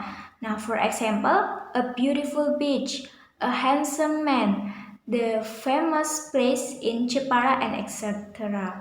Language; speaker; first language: English; non-native, learner; Indonesian